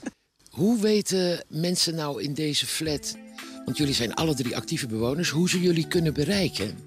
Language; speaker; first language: Dutch; native; Dutch